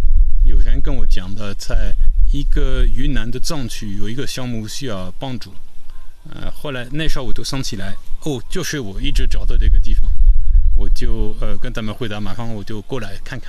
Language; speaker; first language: Chinese; non-native, fluent; French